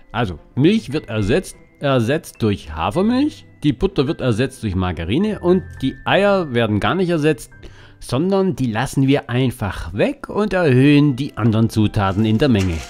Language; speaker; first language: German; native; German